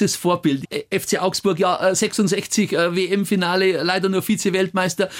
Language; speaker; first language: German; native; German